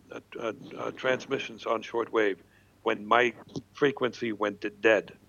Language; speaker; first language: English; non-native, fluent; German